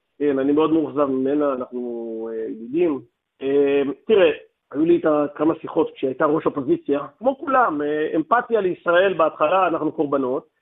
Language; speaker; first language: Hebrew; native; Hebrew